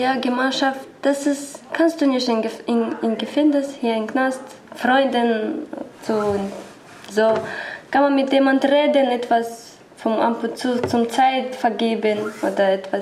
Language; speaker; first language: German; non-native, learner; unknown